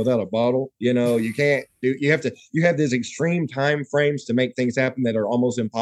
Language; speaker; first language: English; native; English